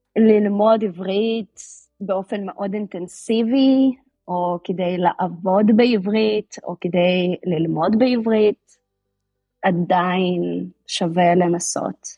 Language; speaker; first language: Hebrew; native; Hebrew